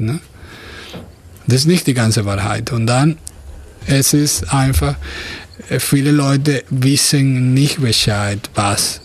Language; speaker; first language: German; non-native, fluent; Spanish